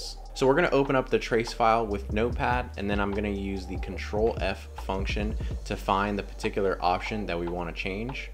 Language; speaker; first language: English; native; English